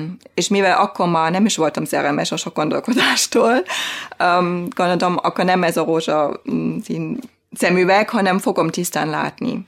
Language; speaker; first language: Hungarian; non-native, fluent; German